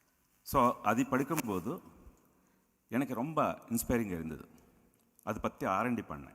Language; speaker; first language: Tamil; non-native, local second language; Telugu